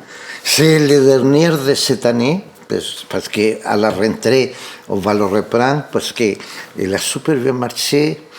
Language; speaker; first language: French; non-native, fluent; Spanish